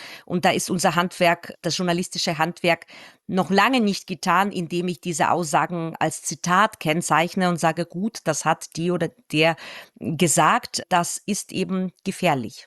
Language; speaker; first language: German; non-native, fluent; Russian